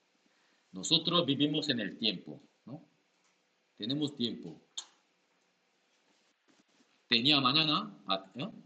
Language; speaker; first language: Spanish; non-native, learner; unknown